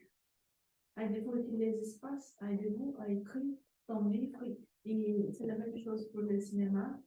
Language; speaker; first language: French; non-native, learner; Portuguese